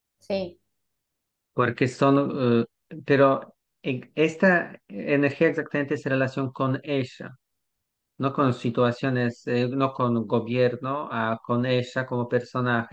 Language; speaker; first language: Spanish; non-native, learner; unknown